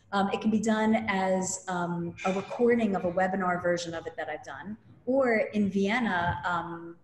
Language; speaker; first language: English; native; English